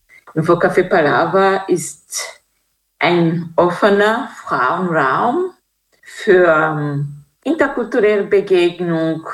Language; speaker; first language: German; non-native, fluent; Kinyarwanda